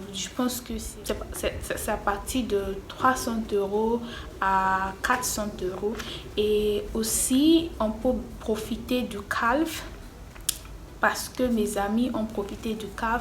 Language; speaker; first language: French; non-native, fluent; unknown